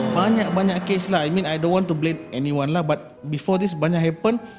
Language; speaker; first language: English; non-native, local second language; Malay